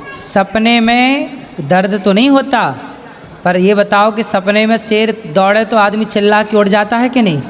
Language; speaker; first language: Hindi; native; Hindi